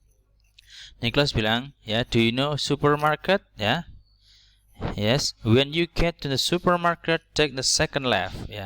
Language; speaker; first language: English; non-native, learner; Indonesian